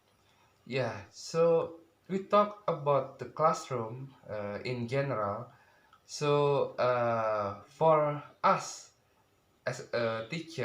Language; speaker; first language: English; non-native, learner; Indonesian